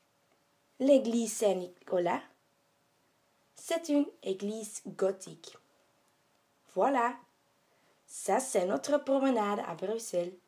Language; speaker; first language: French; non-native, learner; Dutch